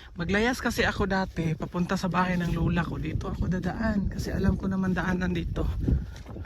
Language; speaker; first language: Filipino; non-native, local second language; Cebuano